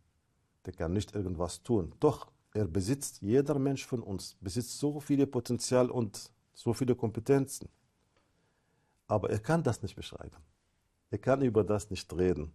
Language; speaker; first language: German; non-native, fluent; Arabic